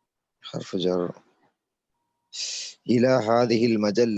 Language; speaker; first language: Arabic; non-native, learner; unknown